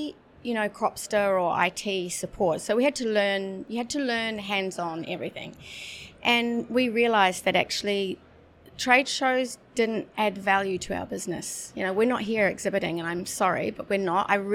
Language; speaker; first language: English; native; English